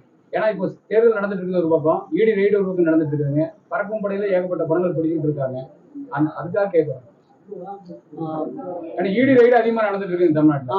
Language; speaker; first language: Tamil; native; Tamil